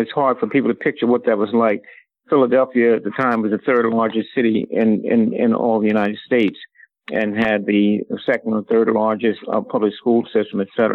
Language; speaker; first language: English; native; English